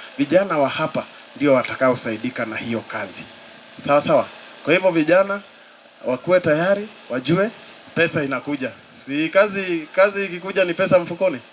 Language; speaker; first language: Swahili; non-native, local second language; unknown